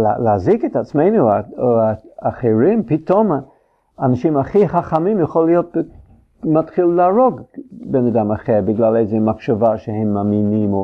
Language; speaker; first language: Hebrew; non-native, fluent; English